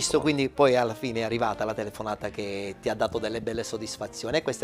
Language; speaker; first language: Italian; native; Italian